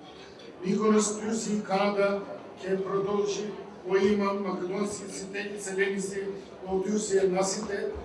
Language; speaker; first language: Macedonian; early bilingual, heritage; Macedonian